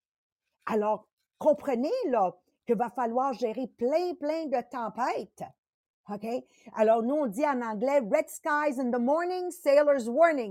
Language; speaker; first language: French; native; French